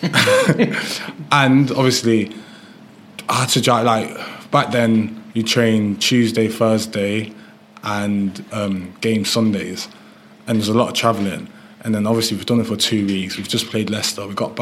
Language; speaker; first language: English; early bilingual, other home language; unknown